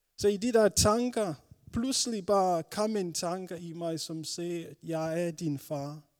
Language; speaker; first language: Danish; non-native, fluent; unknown